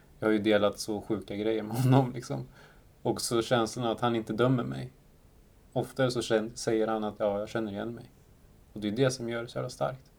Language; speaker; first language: Swedish; early bilingual, other home language; Spanish